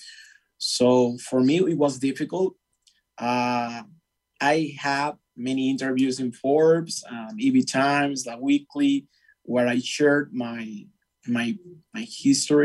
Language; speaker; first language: English; non-native, fluent; Spanish